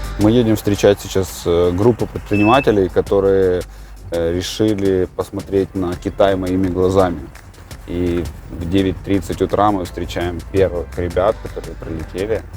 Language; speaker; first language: Russian; native; Russian